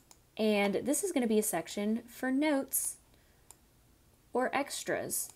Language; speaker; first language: English; native; English